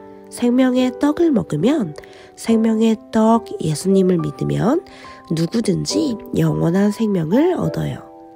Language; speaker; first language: Korean; native; Korean